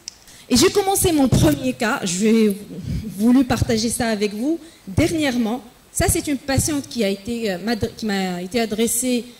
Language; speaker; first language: French; non-native, local second language; Arabic